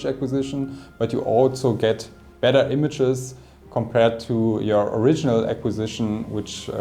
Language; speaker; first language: English; non-native, fluent; German